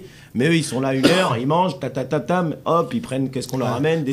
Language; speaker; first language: French; native; French